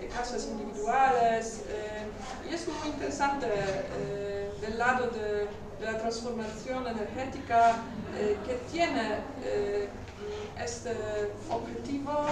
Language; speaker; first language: Spanish; non-native, learner; Polish